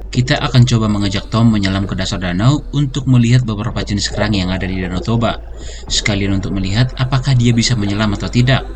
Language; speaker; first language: Indonesian; native; Indonesian